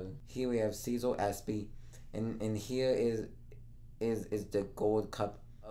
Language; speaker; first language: English; native; English